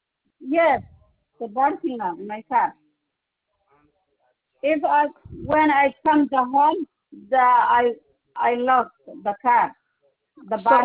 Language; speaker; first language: English; non-native, learner; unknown